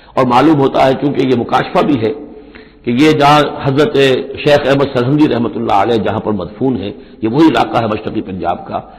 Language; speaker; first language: Urdu; native; Urdu